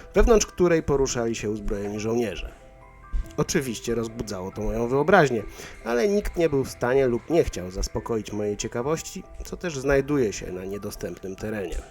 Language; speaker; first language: Polish; native; Polish